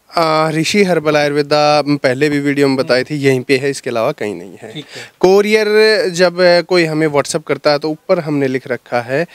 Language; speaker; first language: Hindi; native; Hindi